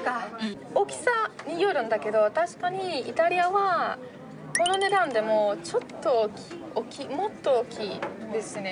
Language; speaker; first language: Japanese; non-native, fluent; Italian